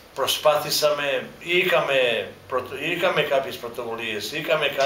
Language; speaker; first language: Greek; non-native, fluent; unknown